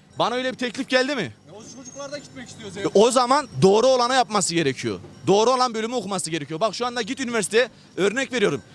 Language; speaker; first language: Turkish; native; Turkish